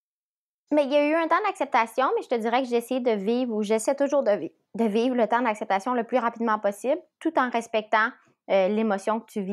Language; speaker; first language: French; native; French